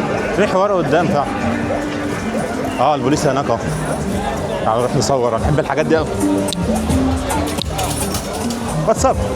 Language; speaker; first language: Arabic; native; Arabic